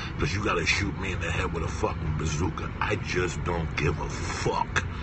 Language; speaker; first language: English; early bilingual, other home language; Spanish